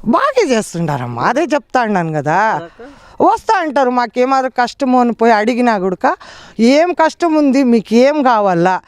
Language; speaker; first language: Telugu; native; Telugu